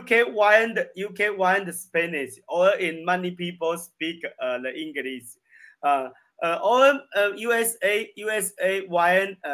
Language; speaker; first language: English; non-native, learner; Chinese